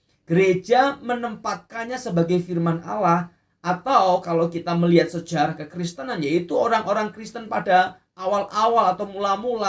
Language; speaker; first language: Indonesian; native; Indonesian